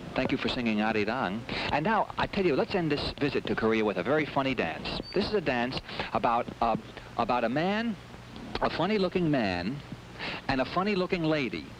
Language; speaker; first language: English; native; English